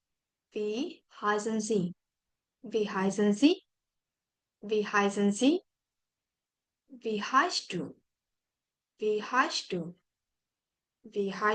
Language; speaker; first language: German; non-native, fluent; Burmese